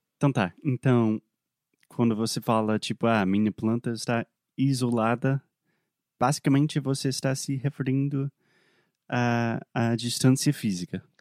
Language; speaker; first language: Portuguese; non-native, fluent; English